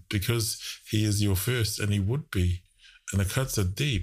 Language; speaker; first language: English; native; English